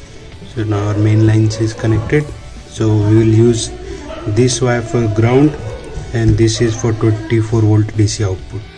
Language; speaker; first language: English; non-native, local second language; Hindi